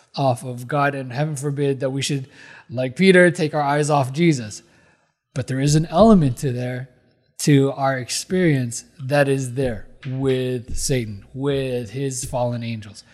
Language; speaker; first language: English; early bilingual, other home language; Filipino